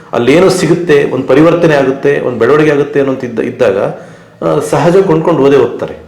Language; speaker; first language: Kannada; native; Kannada